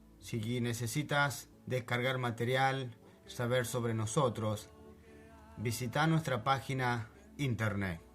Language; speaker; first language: Spanish; non-native, fluent; French